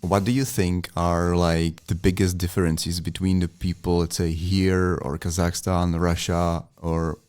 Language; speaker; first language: English; non-native, fluent; Czech